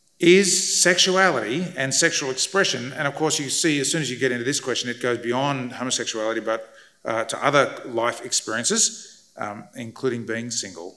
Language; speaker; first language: English; native; English